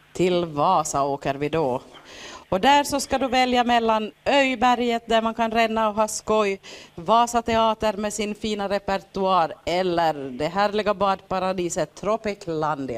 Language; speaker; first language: Swedish; native; Swedish